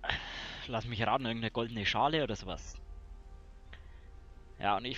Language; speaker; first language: German; native; German